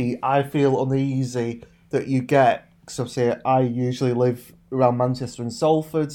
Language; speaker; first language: English; native; English